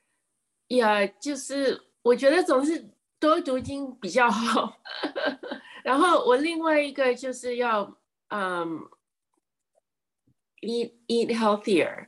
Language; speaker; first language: Chinese; early bilingual, heritage; English